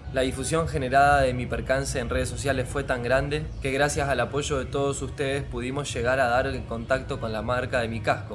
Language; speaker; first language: Spanish; native; Spanish